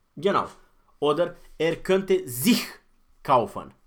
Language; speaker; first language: German; non-native, fluent; Romanian